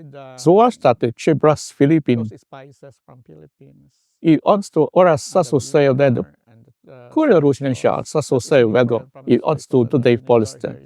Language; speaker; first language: Polish; non-native, fluent; Filipino